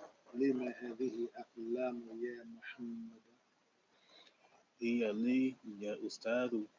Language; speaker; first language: Arabic; non-native, learner; English